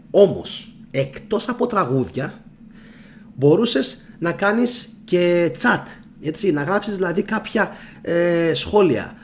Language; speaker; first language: Greek; early bilingual, heritage; Greek